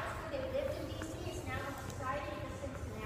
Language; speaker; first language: English; native; English